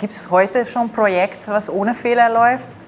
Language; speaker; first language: German; non-native, fluent; Hungarian